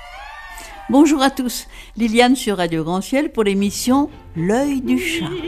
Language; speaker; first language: French; native; French